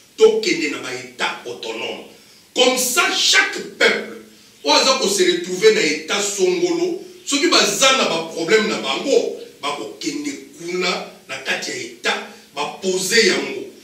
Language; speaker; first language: Lingala; non-native, local second language; Kongo